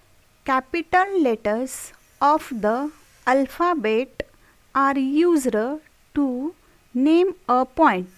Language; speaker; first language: English; non-native, local second language; Marathi